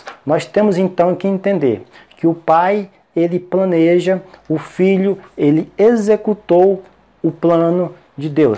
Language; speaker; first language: Portuguese; native; Portuguese